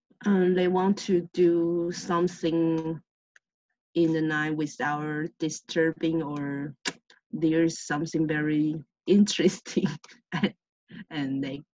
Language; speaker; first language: English; non-native, learner; Chinese